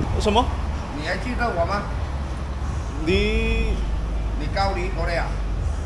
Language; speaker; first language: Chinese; non-native, learner; Korean